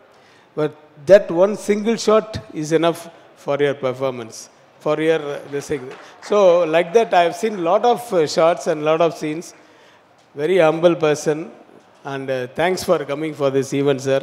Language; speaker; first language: Telugu; non-native, learner; Tamil